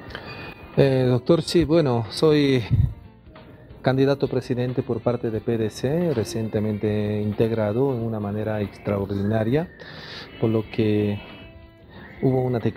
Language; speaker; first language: Spanish; non-native, fluent; Korean